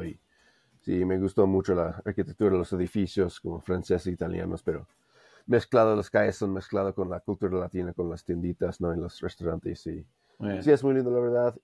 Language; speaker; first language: Spanish; non-native, fluent; English